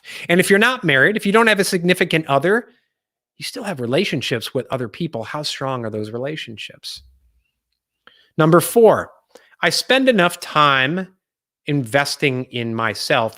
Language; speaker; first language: English; native; English